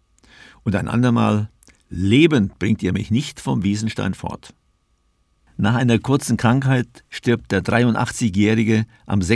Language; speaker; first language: German; native; German